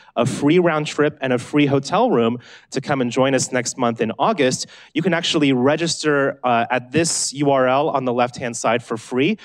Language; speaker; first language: English; native; English